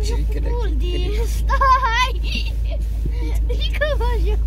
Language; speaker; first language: Romanian; early bilingual, heritage; Romanian